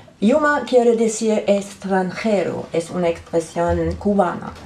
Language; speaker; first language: Spanish; non-native, learner; German